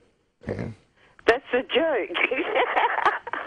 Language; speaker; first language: English; non-native, fluent; Finnish